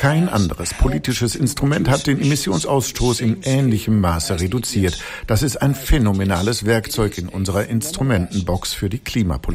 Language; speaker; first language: German; native; German